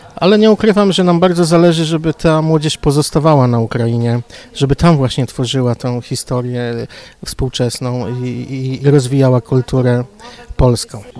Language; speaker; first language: Polish; native; Polish